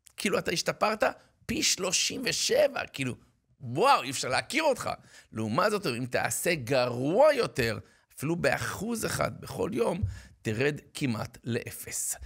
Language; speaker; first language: Hebrew; native; Hebrew